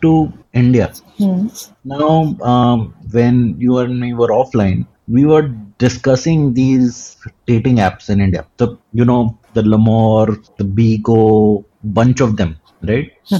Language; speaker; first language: English; non-native, local second language; Hindi